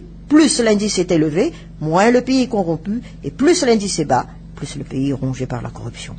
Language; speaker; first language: French; non-native, local second language; Malagasy